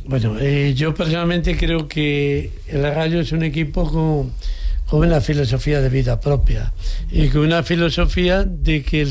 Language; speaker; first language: Spanish; native; Spanish